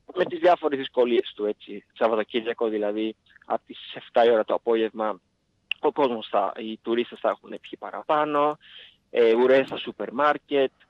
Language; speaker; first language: Greek; native; Greek